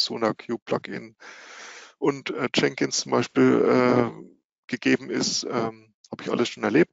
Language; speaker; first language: German; native; German